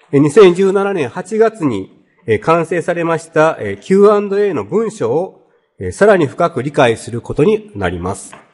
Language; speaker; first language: Japanese; native; Japanese